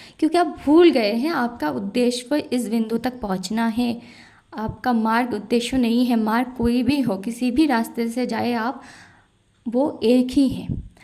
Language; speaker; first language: Hindi; non-native, local second language; Bangla